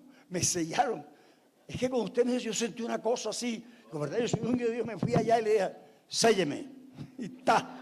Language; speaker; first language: Spanish; native; Spanish